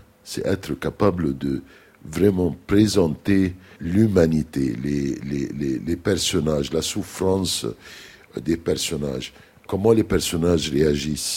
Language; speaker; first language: French; non-native, fluent; Arabic